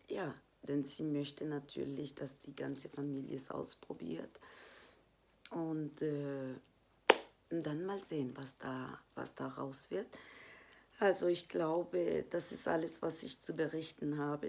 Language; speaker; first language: German; non-native, fluent; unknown